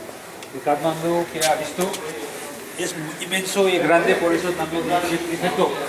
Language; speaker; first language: Spanish; non-native, fluent; Nepali